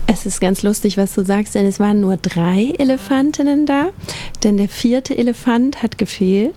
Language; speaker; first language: German; native; German